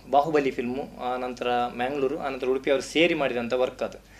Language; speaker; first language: Kannada; non-native, local second language; Tulu